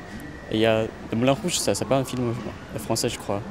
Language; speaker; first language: French; non-native, fluent; Chinese